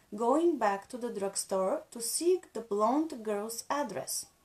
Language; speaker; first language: English; non-native, fluent; Bulgarian